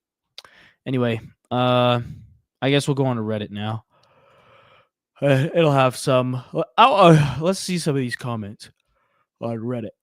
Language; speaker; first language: English; native; English